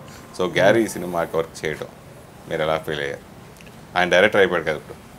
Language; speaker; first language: Telugu; native; Telugu